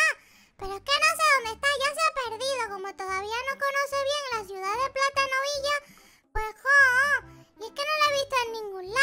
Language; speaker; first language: Spanish; native; Spanish